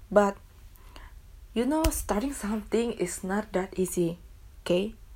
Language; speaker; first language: English; non-native, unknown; Indonesian